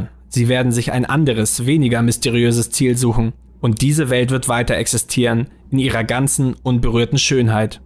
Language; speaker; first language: German; native; German